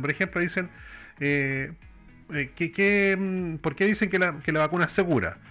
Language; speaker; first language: Spanish; native; Spanish